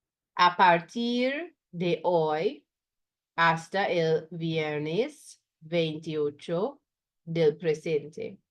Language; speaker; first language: Spanish; non-native, fluent; English